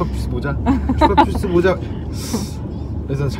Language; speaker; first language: Korean; native; Korean